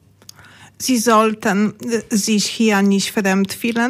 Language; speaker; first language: German; non-native, learner; Polish